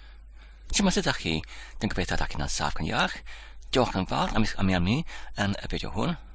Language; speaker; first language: Welsh; non-native, fluent; English